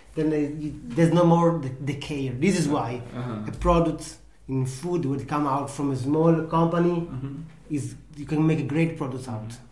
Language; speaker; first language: English; non-native, learner; Italian